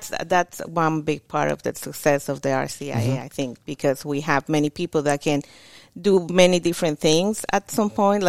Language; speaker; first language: English; non-native, fluent; Spanish